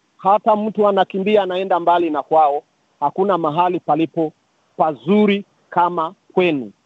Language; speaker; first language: Swahili; non-native, local second language; Kinyarwanda